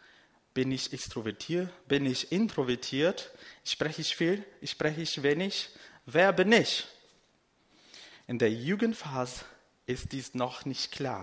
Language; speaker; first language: German; non-native, fluent; Portuguese